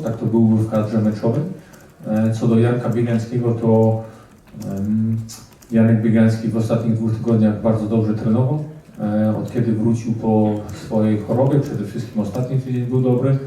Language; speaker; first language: Polish; early bilingual, heritage; Polish